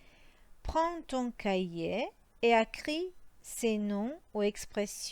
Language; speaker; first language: French; non-native, fluent; Croatian